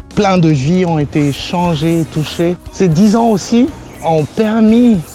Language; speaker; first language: French; non-native, local second language; Malagasy